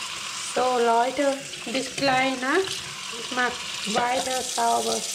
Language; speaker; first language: German; non-native, learner; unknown